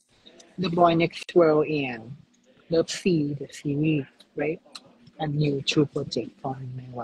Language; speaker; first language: English; non-native, learner; Thai